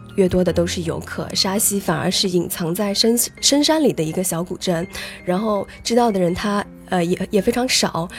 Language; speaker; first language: Chinese; native; Chinese